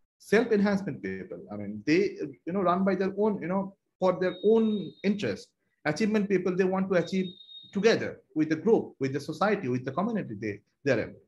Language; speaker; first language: English; non-native, local second language; Bangla